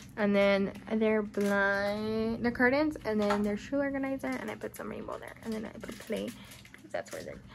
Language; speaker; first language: English; early bilingual, other home language; Spanish